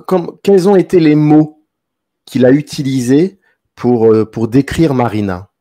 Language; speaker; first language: French; native; French